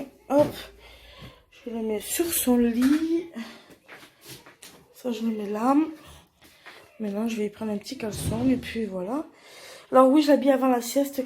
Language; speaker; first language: French; native; French